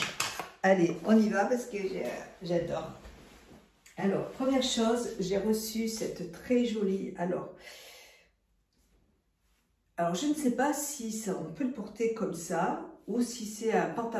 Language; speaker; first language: French; native; French